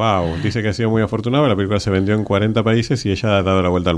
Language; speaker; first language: Spanish; native; Spanish